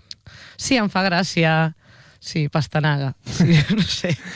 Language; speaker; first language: Catalan; non-native, learner; Spanish